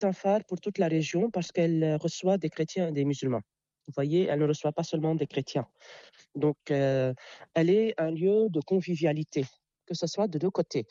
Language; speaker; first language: French; non-native, local second language; Arabic